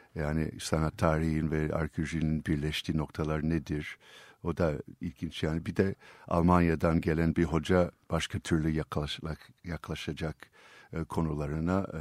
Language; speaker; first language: Turkish; non-native, fluent; English